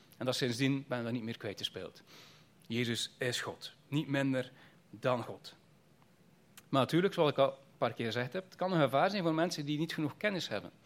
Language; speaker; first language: Dutch; native; Dutch